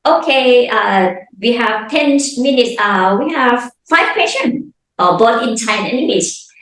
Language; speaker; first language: English; non-native, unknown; Thai